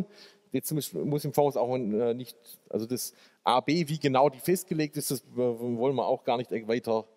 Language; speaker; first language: German; native; German